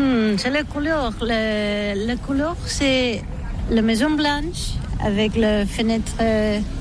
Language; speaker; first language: French; non-native, learner; Catalan